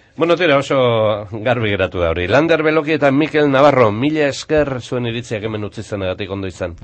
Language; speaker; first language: Basque; native; Basque